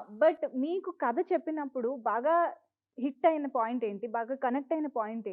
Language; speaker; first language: Telugu; native; Telugu